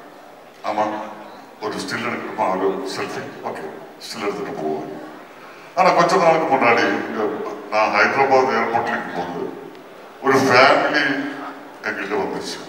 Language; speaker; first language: Tamil; non-native, fluent; Malayalam